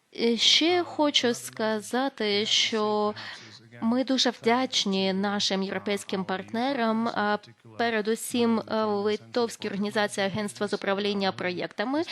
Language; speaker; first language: Ukrainian; non-native, fluent; Lithuanian